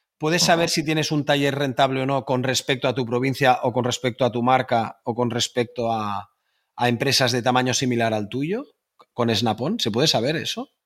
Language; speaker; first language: Spanish; native; Spanish